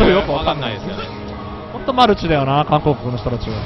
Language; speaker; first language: Japanese; native; Japanese